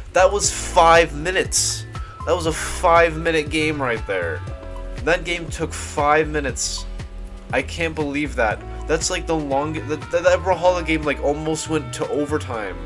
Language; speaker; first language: English; native; English